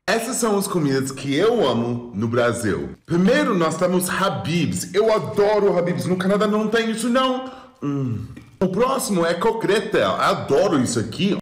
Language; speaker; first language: Portuguese; non-native, learner; English